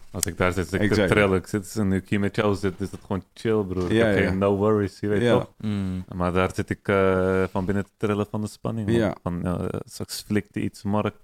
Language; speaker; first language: Dutch; early bilingual, other home language; Turkish